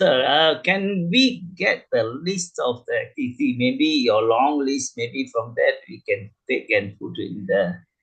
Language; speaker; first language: English; non-native, learner; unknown